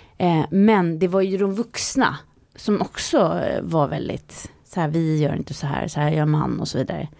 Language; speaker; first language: Swedish; native; Swedish